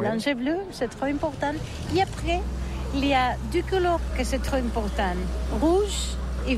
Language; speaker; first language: French; non-native, learner; Catalan